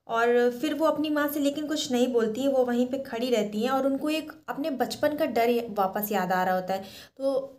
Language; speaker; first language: Hindi; native; Hindi